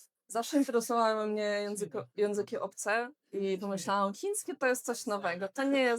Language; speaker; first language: Polish; non-native, fluent; Belarusian